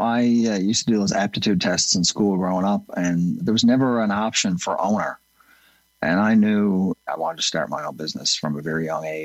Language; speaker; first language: English; native; English